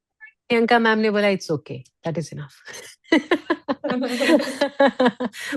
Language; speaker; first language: Hindi; native; Hindi